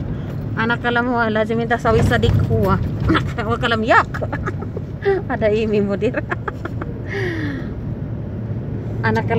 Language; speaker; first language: Arabic; non-native, learner; Filipino